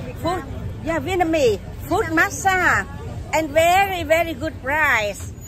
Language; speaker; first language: English; non-native, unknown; Vietnamese